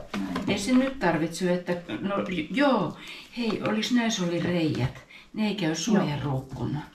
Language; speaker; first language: Finnish; native; Finnish